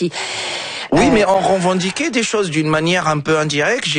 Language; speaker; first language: French; non-native, local second language; Arabic